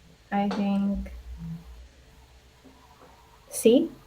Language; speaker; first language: English; non-native, learner; Russian